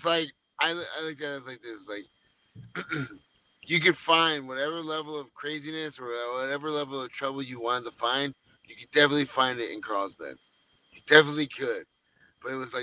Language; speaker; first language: English; native; English